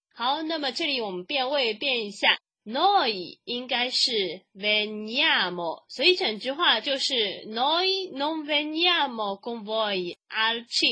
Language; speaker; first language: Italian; non-native, fluent; Chinese